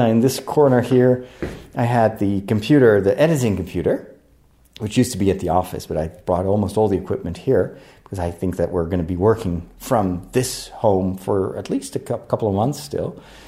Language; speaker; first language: English; non-native, fluent; Dutch